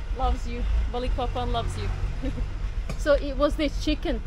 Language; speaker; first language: English; non-native, fluent; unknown